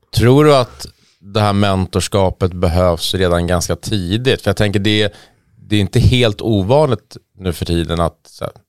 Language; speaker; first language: Swedish; native; Swedish